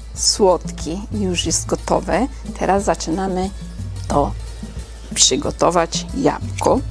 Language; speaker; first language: Polish; non-native, learner; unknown